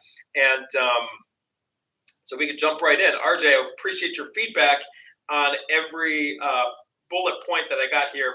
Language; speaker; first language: English; native; English